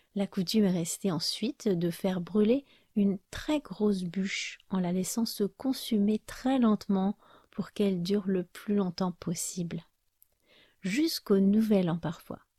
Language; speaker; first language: French; native; French